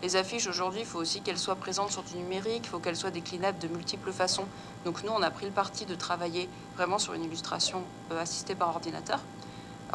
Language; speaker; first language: French; native; French